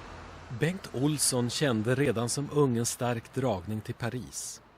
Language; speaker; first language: Swedish; native; Swedish